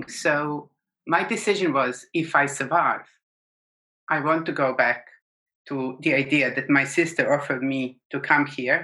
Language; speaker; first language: English; non-native, fluent; Serbian